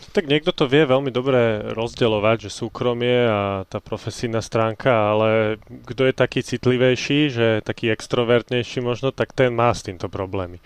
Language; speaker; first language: Slovak; native; Slovak